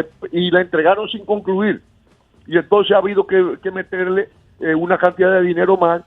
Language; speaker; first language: Spanish; native; Spanish